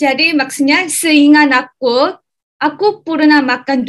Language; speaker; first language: Indonesian; non-native, learner; Korean